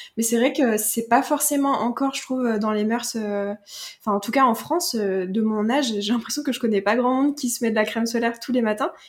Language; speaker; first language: French; native; French